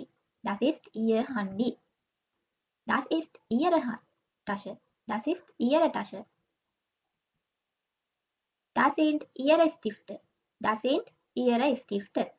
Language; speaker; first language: German; non-native, learner; Sinhala